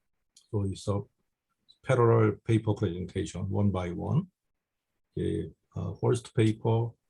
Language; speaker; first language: English; non-native, fluent; Korean